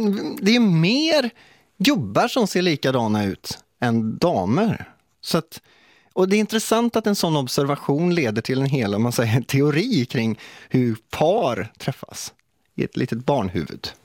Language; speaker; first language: Swedish; native; Swedish